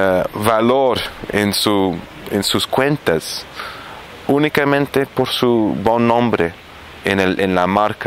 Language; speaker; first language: Spanish; non-native, fluent; Arabic